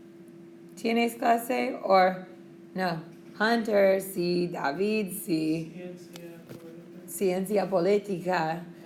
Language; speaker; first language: Spanish; non-native, fluent; English